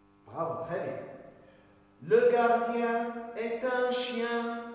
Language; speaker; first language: French; non-native, local second language; Arabic